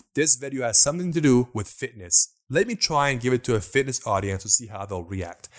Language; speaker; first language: English; non-native, fluent; Persian